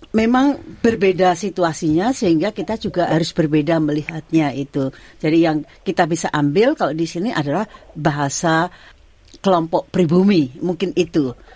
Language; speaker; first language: Indonesian; non-native, local second language; Javanese